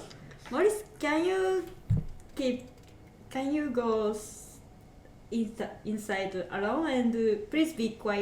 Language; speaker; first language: English; non-native, learner; Japanese